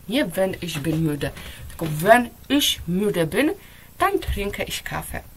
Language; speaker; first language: German; non-native, fluent; Polish